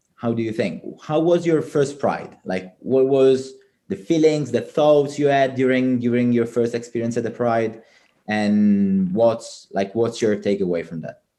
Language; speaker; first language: English; non-native, fluent; Italian